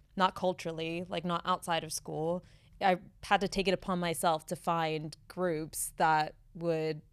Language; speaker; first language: English; native; English